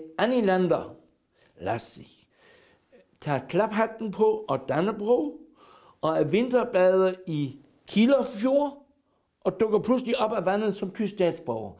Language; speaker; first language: Danish; non-native, local second language; German